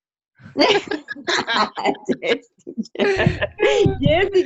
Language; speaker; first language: English; non-native, learner; Spanish